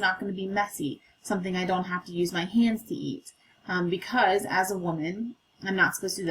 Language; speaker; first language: English; native; English